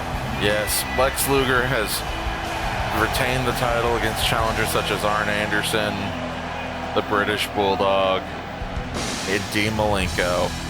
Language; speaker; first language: English; native; English